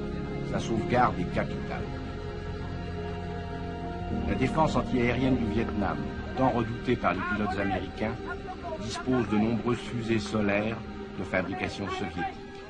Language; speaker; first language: French; native; French